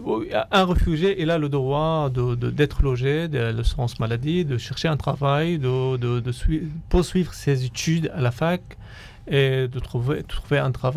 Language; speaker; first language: French; non-native, fluent; Arabic